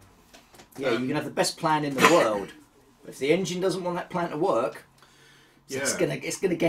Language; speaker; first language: English; native; English